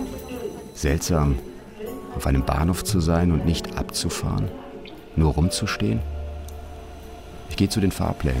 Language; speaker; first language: German; native; German